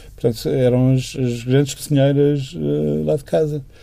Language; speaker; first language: Portuguese; native; Portuguese